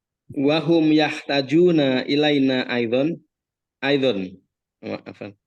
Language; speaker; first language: Arabic; non-native, learner; Indonesian